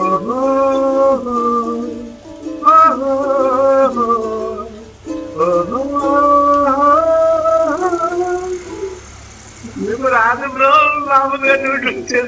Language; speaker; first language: Telugu; non-native, local second language; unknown